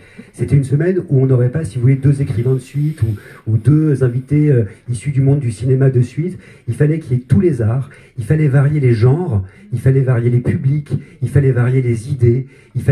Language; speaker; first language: French; native; French